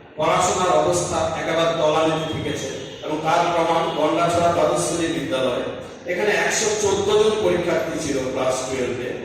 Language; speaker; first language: Bangla; native; Bangla